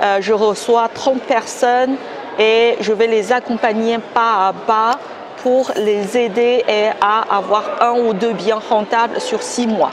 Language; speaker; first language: French; non-native, fluent; Chinese